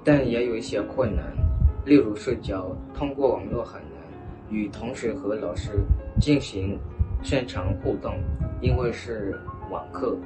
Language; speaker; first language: Chinese; non-native, fluent; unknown